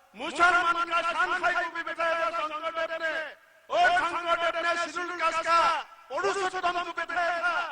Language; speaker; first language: Hindi; non-native, local second language; Assamese